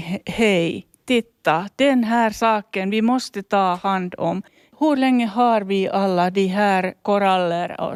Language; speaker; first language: Swedish; non-native, local second language; Finnish